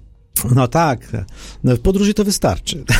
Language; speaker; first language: Polish; non-native, learner; Ukrainian